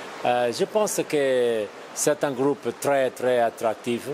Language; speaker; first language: French; non-native, fluent; Portuguese